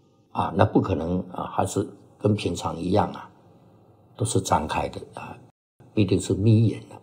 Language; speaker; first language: Chinese; native; Chinese